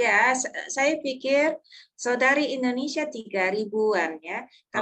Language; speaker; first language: Indonesian; non-native, learner; Dutch